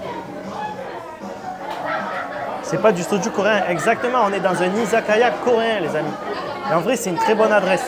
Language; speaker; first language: French; native; French